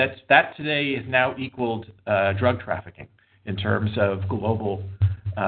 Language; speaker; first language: English; native; English